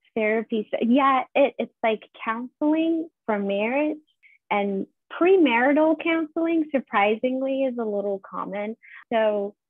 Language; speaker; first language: English; non-native, fluent; Persian